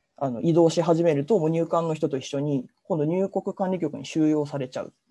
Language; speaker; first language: Japanese; native; Japanese